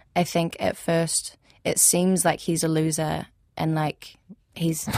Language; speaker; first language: English; early bilingual, other home language; Arabic